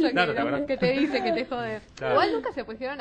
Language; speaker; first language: Spanish; native; Spanish